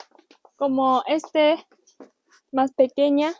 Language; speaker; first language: Spanish; non-native, learner; Chinese